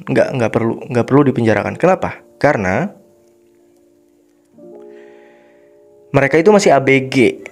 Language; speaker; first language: Indonesian; native; Indonesian